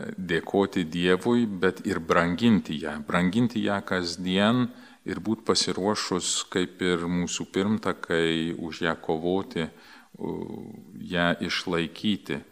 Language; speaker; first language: Lithuanian; early bilingual, heritage; Lithuanian